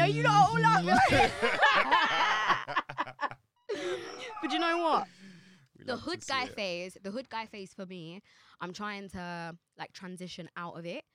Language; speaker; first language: English; native; English